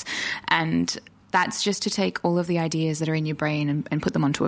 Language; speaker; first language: English; native; English